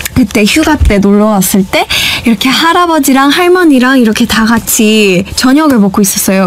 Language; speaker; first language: Korean; early bilingual, other home language; English